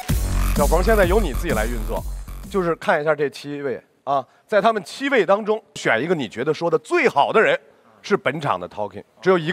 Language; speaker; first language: Chinese; native; Chinese